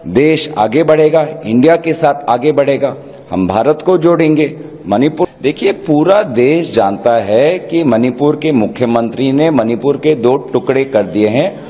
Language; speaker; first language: Hindi; non-native, local second language; Assamese